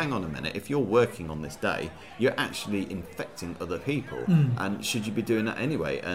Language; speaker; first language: English; native; English